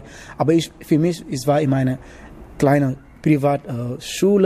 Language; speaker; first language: German; non-native, learner; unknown